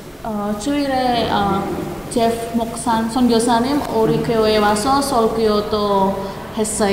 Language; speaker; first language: Korean; non-native, learner; Indonesian